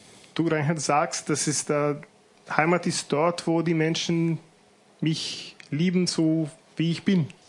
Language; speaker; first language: German; non-native, fluent; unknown